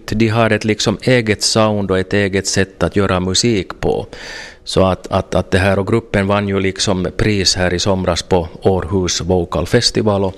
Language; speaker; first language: Swedish; native; Swedish